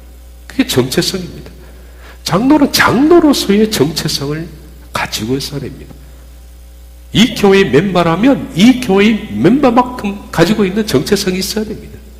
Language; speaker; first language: Korean; native; Korean